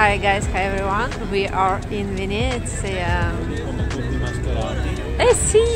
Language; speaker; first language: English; non-native, learner; Russian